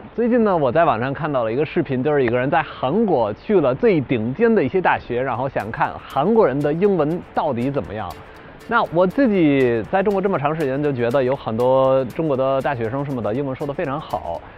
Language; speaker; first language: Chinese; non-native, fluent; English